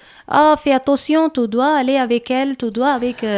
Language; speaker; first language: French; non-native, learner; Malayalam